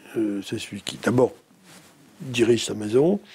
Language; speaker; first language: French; native; French